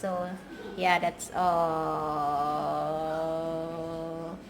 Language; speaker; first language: English; non-native, local second language; Cebuano